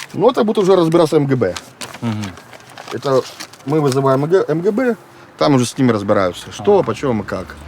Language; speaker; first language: Russian; native; Russian